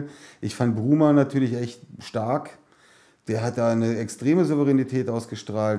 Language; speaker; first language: German; native; German